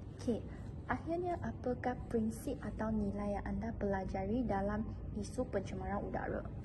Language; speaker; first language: Malay; non-native, local second language; Chinese